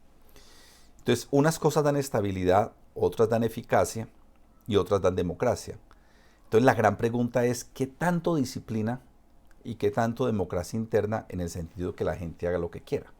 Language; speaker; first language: Spanish; native; Spanish